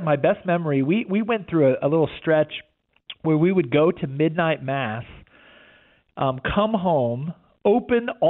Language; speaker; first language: English; native; English